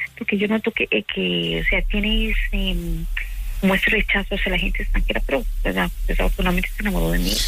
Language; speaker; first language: Spanish; native; Spanish